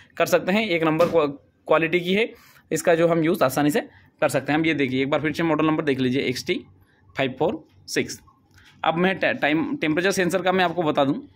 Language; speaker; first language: Hindi; native; Hindi